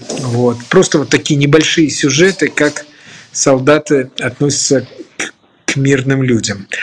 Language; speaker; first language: Russian; native; Russian